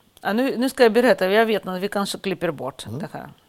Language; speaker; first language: Swedish; non-native, fluent; Russian